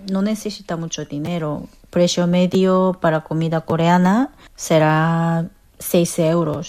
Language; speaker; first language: Spanish; non-native, fluent; Korean